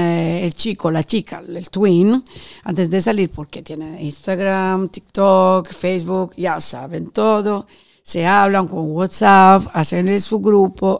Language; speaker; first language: Spanish; non-native, fluent; Italian